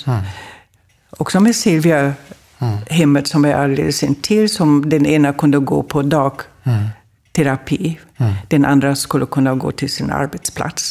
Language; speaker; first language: Swedish; non-native, fluent; German